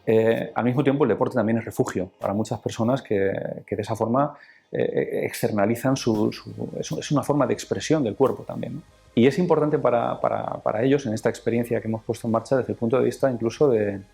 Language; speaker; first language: Spanish; native; Spanish